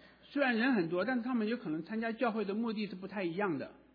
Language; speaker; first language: Chinese; native; Chinese